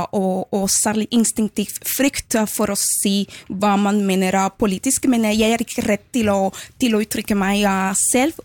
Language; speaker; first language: Norwegian; non-native, fluent; Spanish